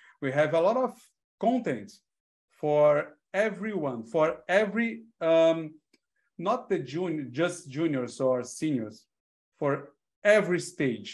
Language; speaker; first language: English; non-native, learner; Portuguese